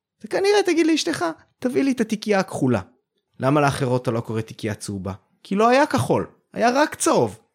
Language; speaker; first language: Hebrew; native; Hebrew